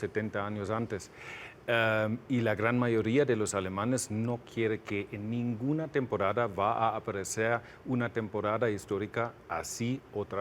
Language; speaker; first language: Spanish; non-native, fluent; German